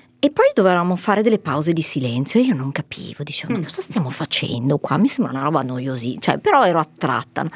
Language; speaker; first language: Italian; native; Italian